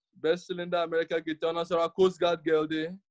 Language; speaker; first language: Turkish; non-native, learner; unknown